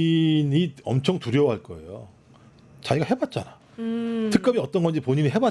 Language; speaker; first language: Korean; native; Korean